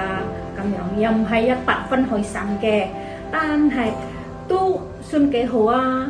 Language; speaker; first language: Cantonese; non-native, fluent; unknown